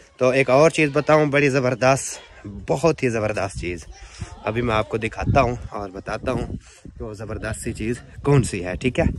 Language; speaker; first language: Urdu; non-native, local second language; Saraiki